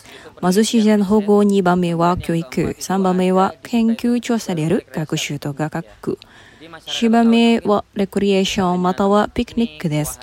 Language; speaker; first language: Japanese; non-native, fluent; Indonesian